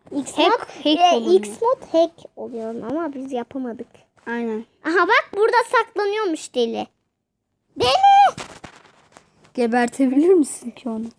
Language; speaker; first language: Turkish; native; Turkish